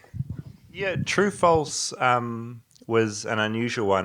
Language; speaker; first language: English; native; English